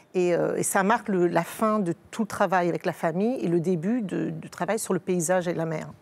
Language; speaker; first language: French; native; French